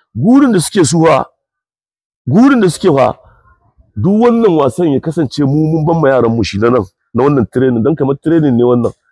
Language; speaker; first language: Hausa; native; Hausa